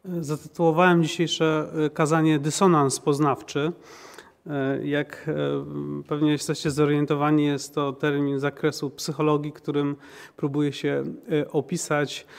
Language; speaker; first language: Polish; native; Polish